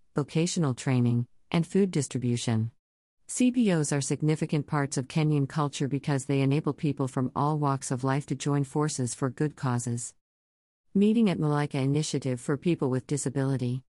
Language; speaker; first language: English; native; English